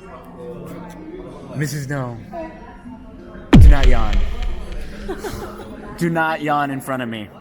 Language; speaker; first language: English; native; English